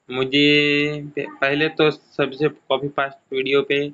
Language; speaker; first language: Hindi; non-native, local second language; Gujarati